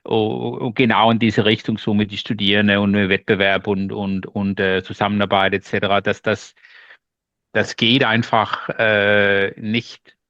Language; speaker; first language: German; non-native, learner; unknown